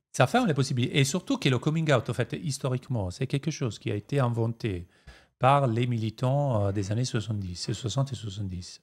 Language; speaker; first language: French; non-native, fluent; Italian